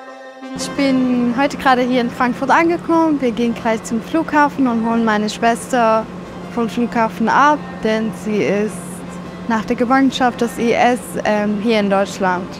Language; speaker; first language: German; early bilingual, other home language; Kurdish